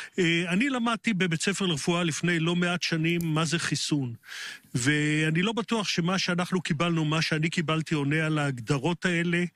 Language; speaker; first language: Hebrew; native; Hebrew